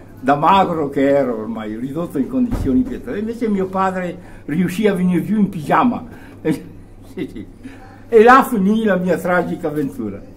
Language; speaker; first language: Italian; native; Italian